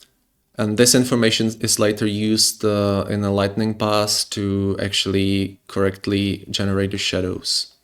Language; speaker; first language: English; non-native, fluent; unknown